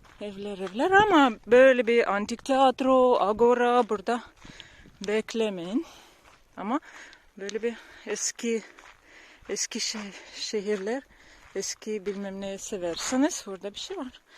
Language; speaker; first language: Turkish; non-native, learner; Russian